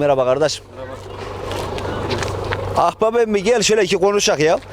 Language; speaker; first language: Turkish; native; Turkish